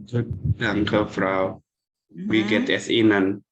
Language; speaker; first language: German; non-native, learner; Indonesian